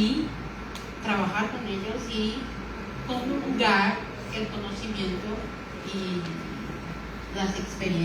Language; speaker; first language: Spanish; non-native, fluent; Portuguese